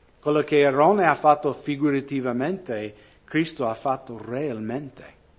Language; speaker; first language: Italian; non-native, fluent; English